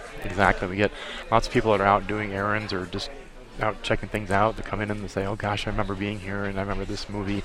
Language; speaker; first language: English; native; English